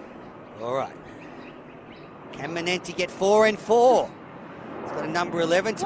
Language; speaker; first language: English; native; English